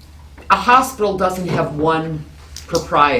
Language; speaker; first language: English; native; English